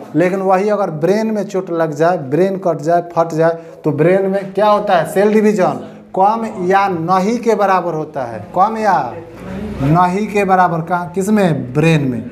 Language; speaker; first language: Hindi; native; Hindi